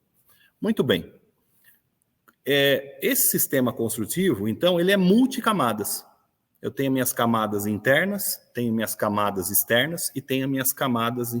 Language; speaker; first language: Portuguese; native; Portuguese